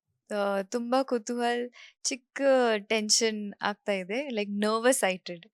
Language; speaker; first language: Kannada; non-native, local second language; Marathi